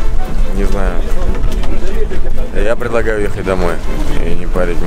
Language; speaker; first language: Russian; native; Russian